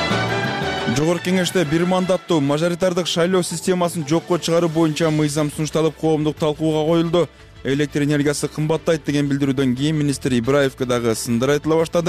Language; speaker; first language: Kyrgyz; native; Kyrgyz